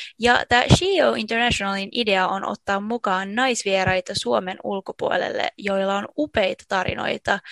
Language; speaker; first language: Finnish; native; Finnish